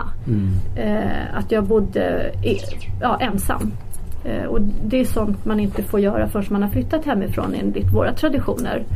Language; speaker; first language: Swedish; early bilingual, other home language; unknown